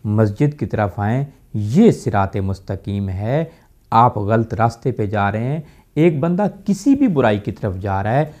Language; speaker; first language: Urdu; non-native, local second language; Punjabi